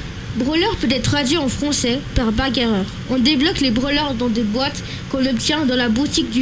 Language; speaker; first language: French; native; French